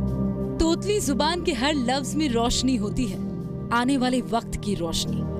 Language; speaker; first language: Hindi; native; Hindi